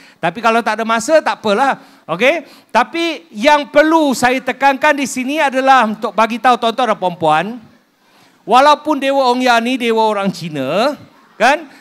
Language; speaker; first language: Malay; non-native, local second language; Min Nan Chinese